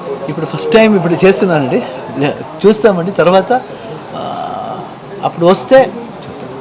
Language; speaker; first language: Telugu; non-native, learner; Kannada